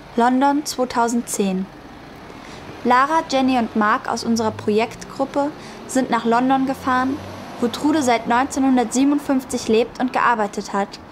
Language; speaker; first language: German; native; German